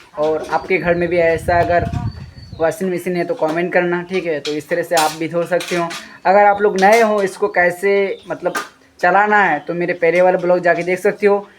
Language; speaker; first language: Hindi; non-native, local second language; Bangla